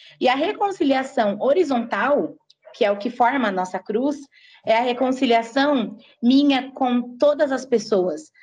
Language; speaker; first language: Portuguese; native; Portuguese